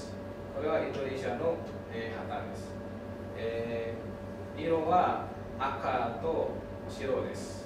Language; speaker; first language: Japanese; non-native, learner; Indonesian